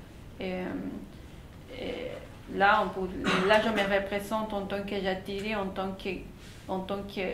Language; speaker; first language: French; non-native, fluent; Spanish